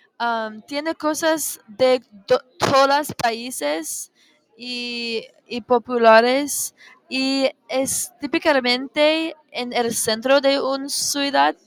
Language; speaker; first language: Spanish; non-native, learner; English